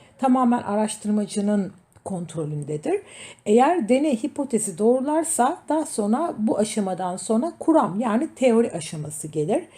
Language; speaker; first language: Turkish; native; Turkish